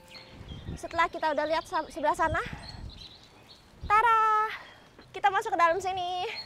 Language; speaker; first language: Indonesian; native; Indonesian